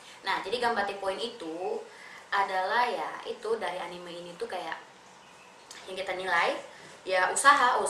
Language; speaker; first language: Indonesian; native; Indonesian